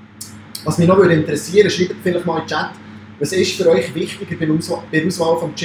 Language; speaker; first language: German; native; German